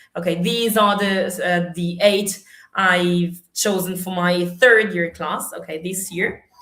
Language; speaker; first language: English; non-native, fluent; Italian